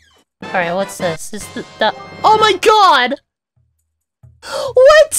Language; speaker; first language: English; native; English